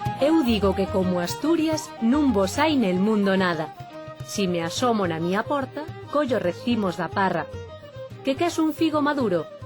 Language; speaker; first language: Galician; native; Galician